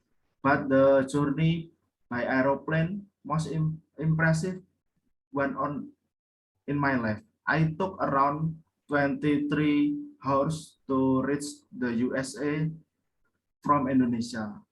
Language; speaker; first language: English; non-native, learner; Indonesian